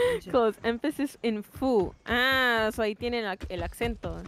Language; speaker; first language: Spanish; early bilingual, heritage; Spanish